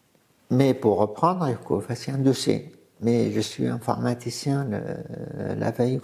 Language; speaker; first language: French; non-native, fluent; Arabic